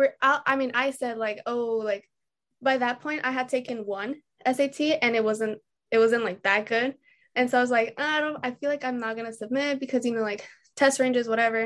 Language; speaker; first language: English; native; English